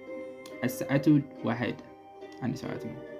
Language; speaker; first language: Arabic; non-native, fluent; Amharic